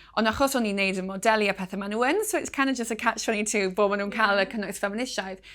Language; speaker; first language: Welsh; non-native, local second language; English